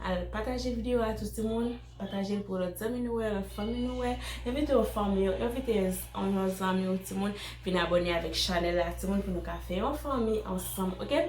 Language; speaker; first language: French; non-native, learner; Haitian Creole